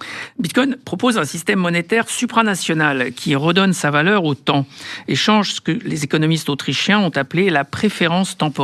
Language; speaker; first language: French; native; French